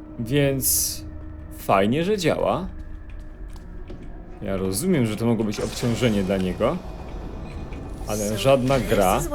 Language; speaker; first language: Polish; native; Polish